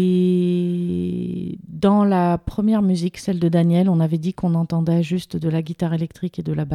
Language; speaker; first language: French; native; French